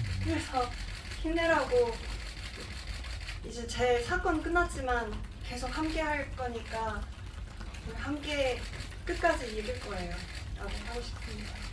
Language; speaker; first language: Korean; non-native, fluent; Cantonese